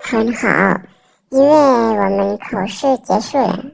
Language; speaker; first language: Chinese; non-native, learner; Lao